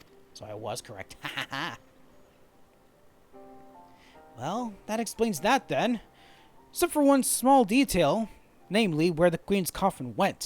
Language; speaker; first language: English; native; English